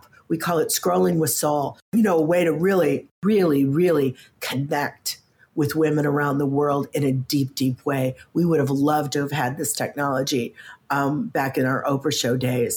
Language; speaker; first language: English; native; English